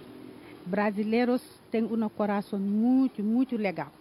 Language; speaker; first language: Portuguese; non-native, learner; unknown